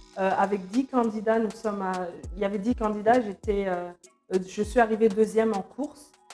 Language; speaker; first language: French; non-native, local second language; Lingala